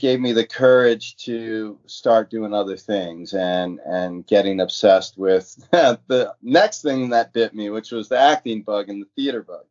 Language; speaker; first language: English; native; English